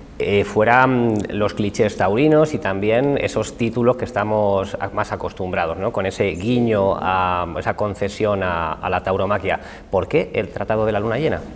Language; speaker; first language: Spanish; native; Spanish